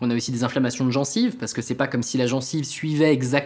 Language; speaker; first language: French; native; French